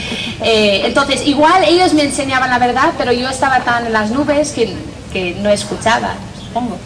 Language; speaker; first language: Spanish; non-native, fluent; English